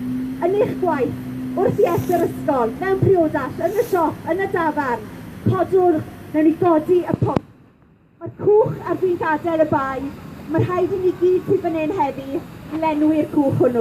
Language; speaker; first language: Welsh; native; Welsh